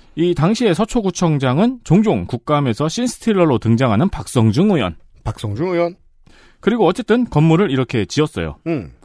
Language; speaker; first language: Korean; native; Korean